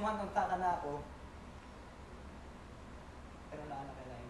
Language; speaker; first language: Cebuano; non-native, learner; Filipino